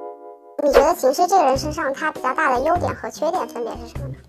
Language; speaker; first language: Chinese; native; Chinese